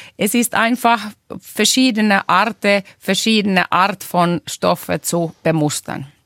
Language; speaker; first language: German; non-native, fluent; Finnish